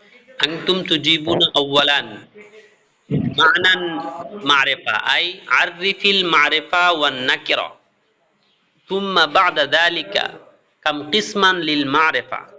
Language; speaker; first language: Arabic; non-native, fluent; Bangla